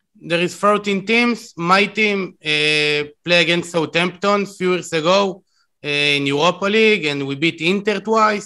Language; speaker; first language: English; non-native, learner; Hebrew